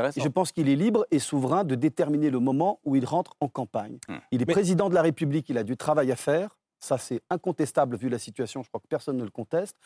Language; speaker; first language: French; early bilingual, other home language; Portuguese